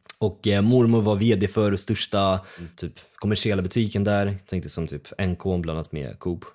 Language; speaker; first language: Swedish; early bilingual, other home language; Russian